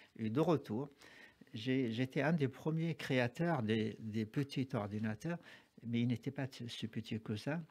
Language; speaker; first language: French; non-native, fluent; Arabic